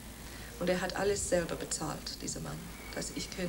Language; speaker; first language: German; non-native, fluent; Welsh